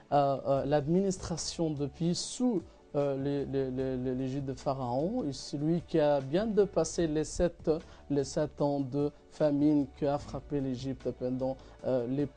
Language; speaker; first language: French; non-native, fluent; Arabic